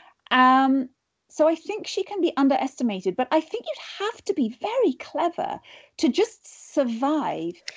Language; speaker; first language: English; native; English